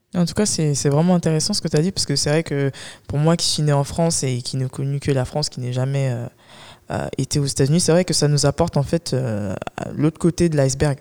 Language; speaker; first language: French; native; French